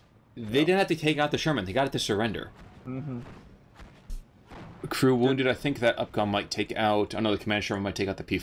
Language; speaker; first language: English; native; English